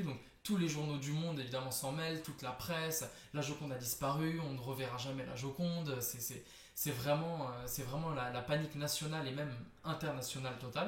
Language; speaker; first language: French; native; French